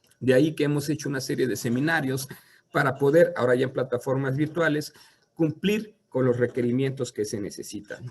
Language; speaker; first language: Spanish; native; Spanish